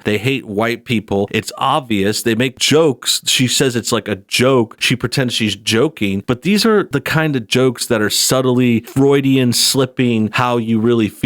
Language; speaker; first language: English; native; English